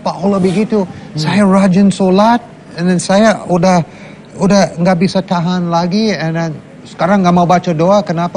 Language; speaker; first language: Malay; non-native, fluent; English